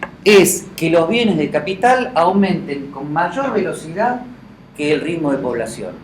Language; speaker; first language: Spanish; native; Spanish